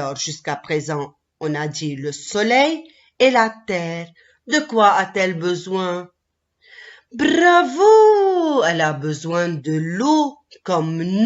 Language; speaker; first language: French; non-native, local second language; Arabic